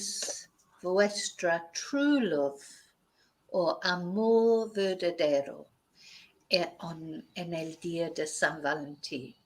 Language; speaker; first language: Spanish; non-native, fluent; English